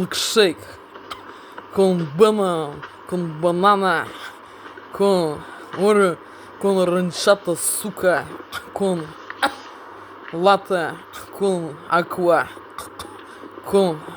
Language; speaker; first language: Italian; non-native, learner; Russian